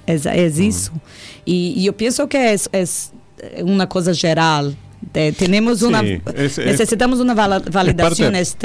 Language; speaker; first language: Spanish; non-native, learner; Portuguese